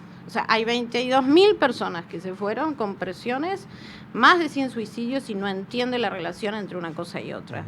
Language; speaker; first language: Spanish; native; Spanish